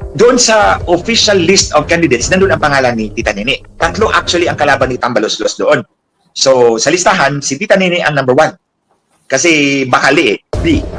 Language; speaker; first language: Filipino; non-native, local second language; Waray